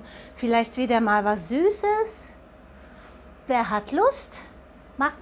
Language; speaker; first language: German; non-native, fluent; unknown